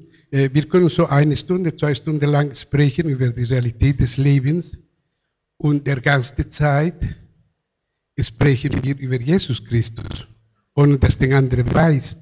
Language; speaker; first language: German; non-native, fluent; Spanish